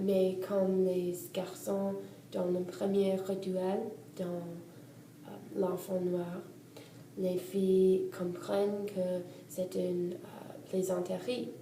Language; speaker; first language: French; non-native, learner; English